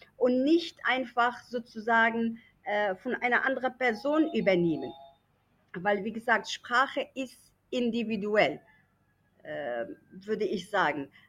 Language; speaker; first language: German; non-native, fluent; Arabic